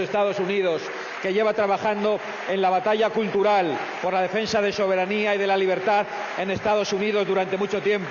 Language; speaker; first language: Spanish; native; Spanish